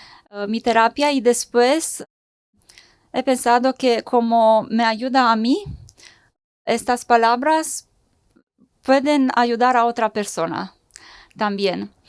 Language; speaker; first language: Spanish; non-native, fluent; Romanian